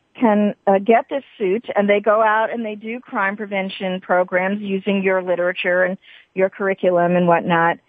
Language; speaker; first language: English; native; English